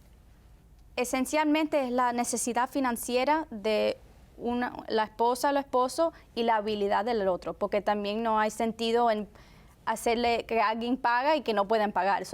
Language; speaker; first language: Spanish; early bilingual, heritage; Spanish